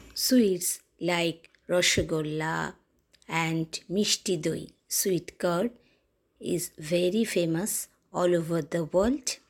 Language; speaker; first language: English; non-native, local second language; Bangla